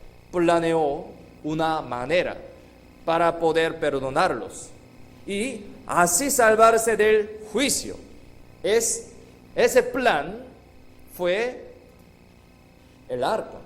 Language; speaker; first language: Spanish; non-native, fluent; Korean